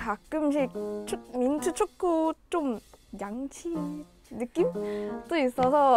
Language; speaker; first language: Korean; non-native, learner; Japanese